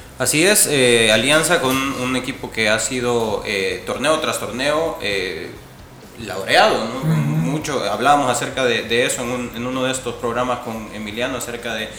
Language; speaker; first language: Spanish; native; Spanish